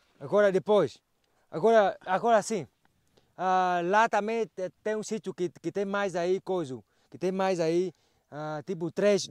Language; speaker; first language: Portuguese; non-native, learner; Vietnamese